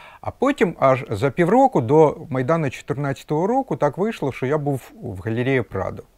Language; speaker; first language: Ukrainian; non-native, local second language; Russian